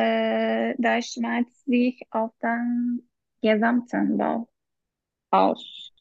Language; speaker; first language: German; non-native, learner; Turkish